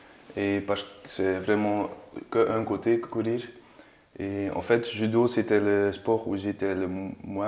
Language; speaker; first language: French; non-native, learner; Dutch